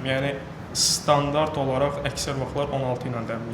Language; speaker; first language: Azerbaijani; native; Azerbaijani